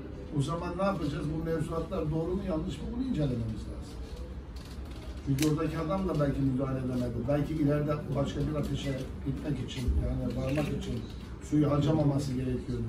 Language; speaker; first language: Turkish; native; Turkish